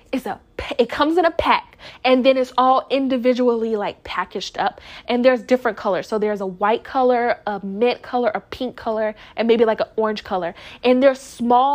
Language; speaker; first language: English; native; English